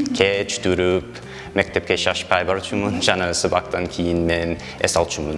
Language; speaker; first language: Kyrgyz; non-native, learner; English